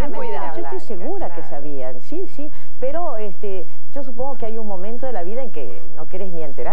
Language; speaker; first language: Spanish; native; Spanish